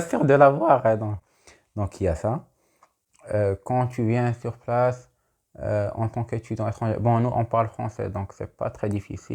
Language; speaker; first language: French; non-native, local second language; Arabic